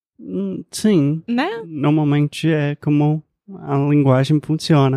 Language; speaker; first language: Portuguese; non-native, fluent; English